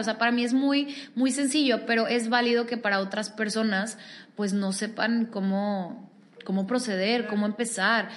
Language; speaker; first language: Spanish; native; Spanish